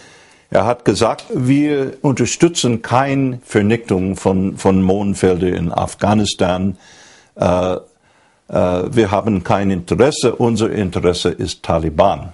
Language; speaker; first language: German; non-native, fluent; English